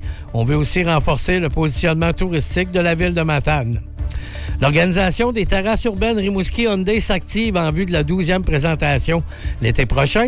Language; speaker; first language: French; native; French